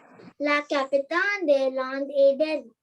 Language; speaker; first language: French; non-native, learner; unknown